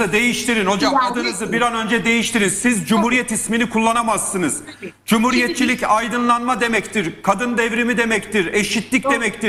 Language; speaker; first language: Turkish; native; Turkish